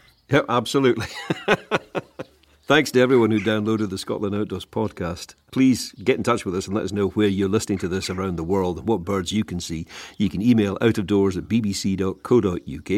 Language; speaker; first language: English; native; English